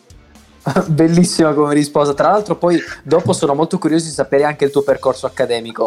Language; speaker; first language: Italian; native; Italian